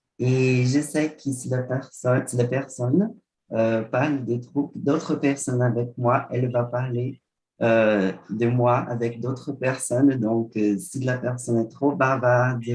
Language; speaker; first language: French; non-native, fluent; Portuguese